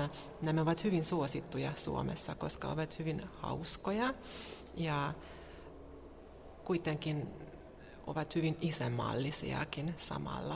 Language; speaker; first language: Finnish; non-native, fluent; Hungarian